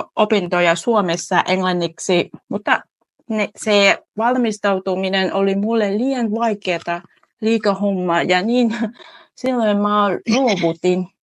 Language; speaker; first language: Finnish; non-native, fluent; Vietnamese